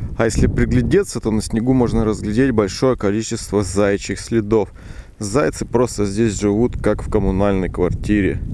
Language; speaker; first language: Russian; native; Russian